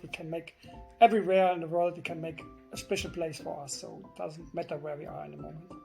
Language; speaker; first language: English; non-native, fluent; German